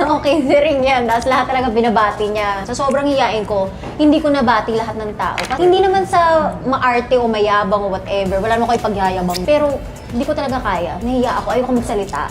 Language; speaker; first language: Filipino; early bilingual, heritage; Filipino